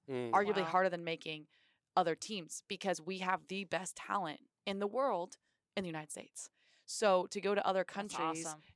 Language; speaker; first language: English; native; English